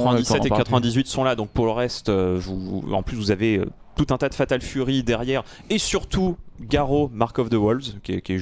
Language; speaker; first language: French; native; French